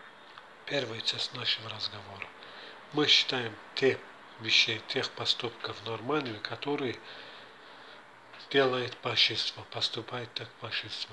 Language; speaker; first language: Russian; non-native, fluent; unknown